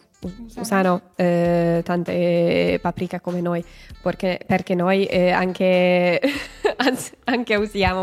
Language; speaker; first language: Italian; non-native, learner; Hungarian